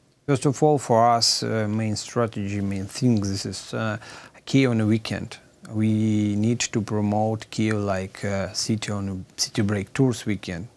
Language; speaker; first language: English; non-native, learner; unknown